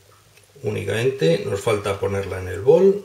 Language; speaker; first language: Spanish; native; Spanish